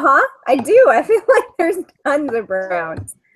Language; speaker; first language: English; native; English